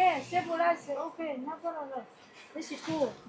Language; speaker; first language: English; non-native, learner; Chinese